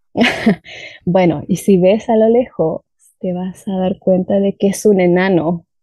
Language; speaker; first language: Spanish; native; Spanish